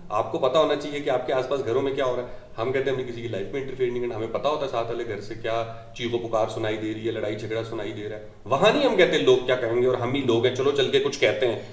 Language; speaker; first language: Urdu; native; Urdu